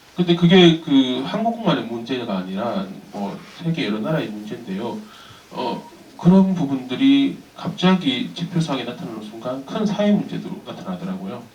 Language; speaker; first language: Korean; native; Korean